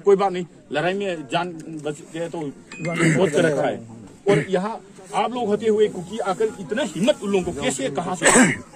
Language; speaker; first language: Hindi; non-native, local second language; Manipuri